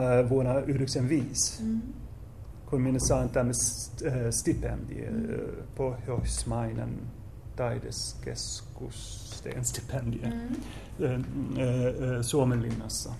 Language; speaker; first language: Finnish; non-native, learner; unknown